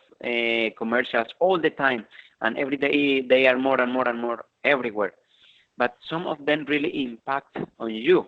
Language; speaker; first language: English; non-native, fluent; Spanish